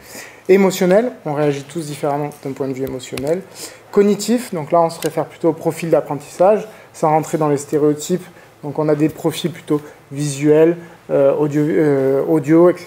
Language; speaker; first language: French; native; French